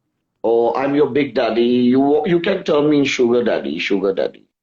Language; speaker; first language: English; non-native, local second language; Hindi